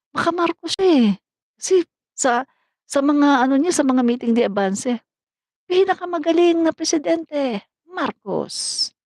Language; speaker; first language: Filipino; non-native, local second language; Cebuano